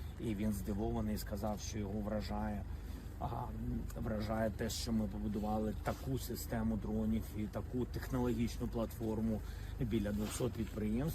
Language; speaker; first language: Ukrainian; non-native, local second language; Russian